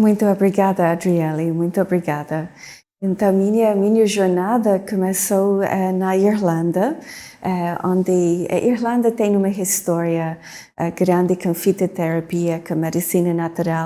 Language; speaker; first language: Portuguese; non-native, fluent; English